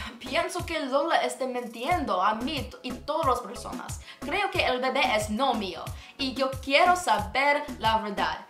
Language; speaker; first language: Spanish; non-native, learner; English